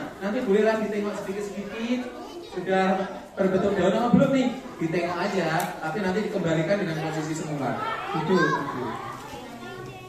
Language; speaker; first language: Indonesian; native; Indonesian